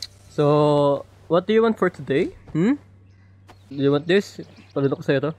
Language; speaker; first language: English; non-native, local second language; Filipino